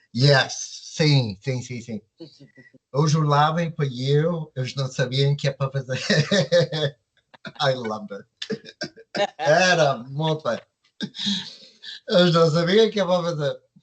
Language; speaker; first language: Portuguese; early bilingual, heritage; Portuguese